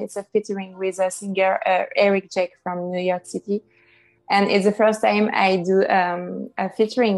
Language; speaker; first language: English; non-native, fluent; French